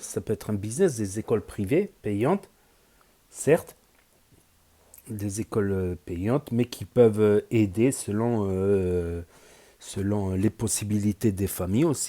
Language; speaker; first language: French; native; French